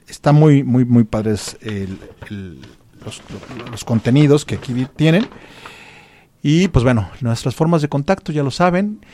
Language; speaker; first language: Spanish; native; Spanish